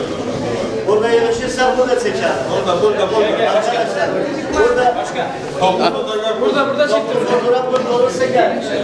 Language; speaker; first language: Turkish; native; Turkish